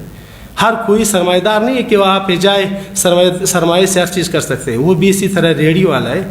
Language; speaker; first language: Urdu; non-native, local second language; Pashto